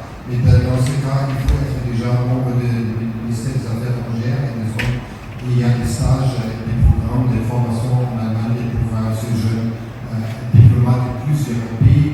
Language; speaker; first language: French; non-native, fluent; German